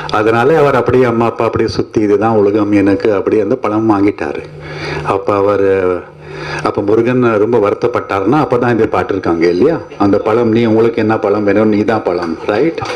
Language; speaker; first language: Tamil; non-native, fluent; Hindi